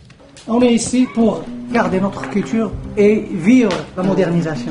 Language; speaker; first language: French; non-native, local second language; Arabic